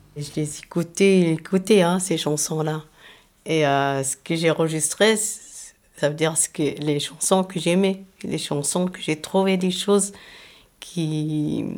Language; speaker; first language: French; non-native, local second language; Arabic